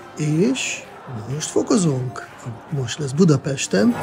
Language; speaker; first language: Hungarian; non-native, fluent; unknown